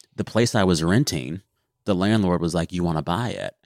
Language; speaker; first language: English; native; English